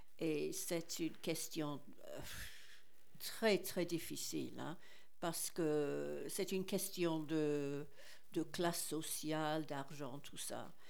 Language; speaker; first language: French; non-native, fluent; English